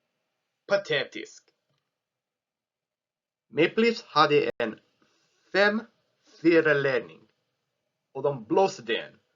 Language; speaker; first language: Swedish; non-native, learner; English